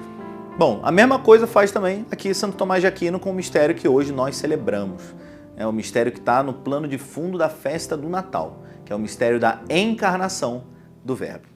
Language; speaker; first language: Portuguese; native; Portuguese